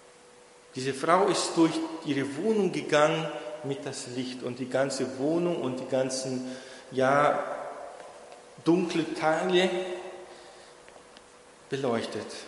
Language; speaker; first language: German; non-native, fluent; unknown